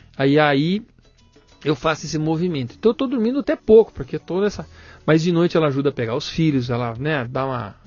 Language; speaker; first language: Portuguese; native; Portuguese